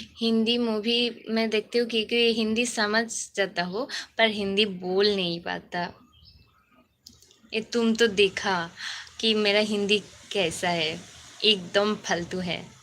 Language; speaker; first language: Hindi; non-native, local second language; Bangla